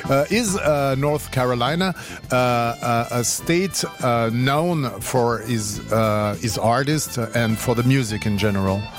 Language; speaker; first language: English; non-native, fluent; French